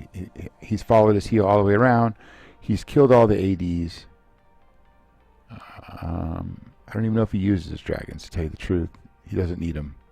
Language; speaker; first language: English; native; English